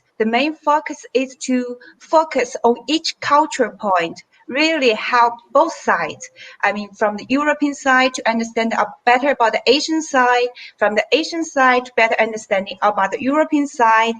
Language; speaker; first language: English; non-native, fluent; Chinese